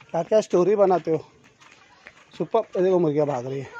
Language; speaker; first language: Hindi; non-native, local second language; Marathi